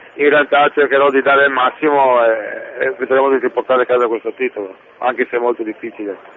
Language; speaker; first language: Italian; native; Italian